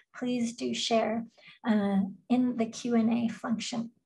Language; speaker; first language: English; native; English